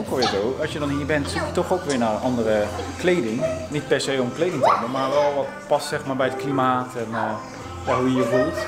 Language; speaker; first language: Dutch; native; Dutch